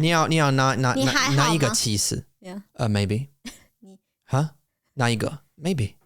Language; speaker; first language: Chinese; non-native, learner; English